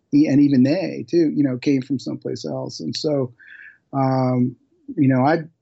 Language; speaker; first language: English; native; English